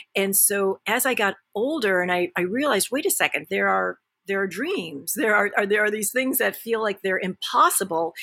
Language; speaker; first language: English; early bilingual, other home language; Japanese